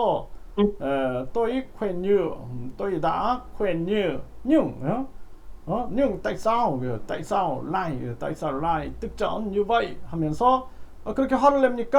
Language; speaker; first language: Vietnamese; non-native, learner; Korean